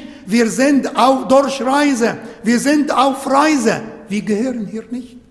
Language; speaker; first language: German; non-native, fluent; Arabic